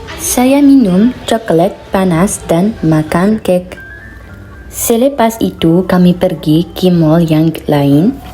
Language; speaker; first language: Malay; non-native, learner; Arabic